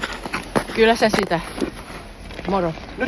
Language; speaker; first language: Finnish; non-native, learner; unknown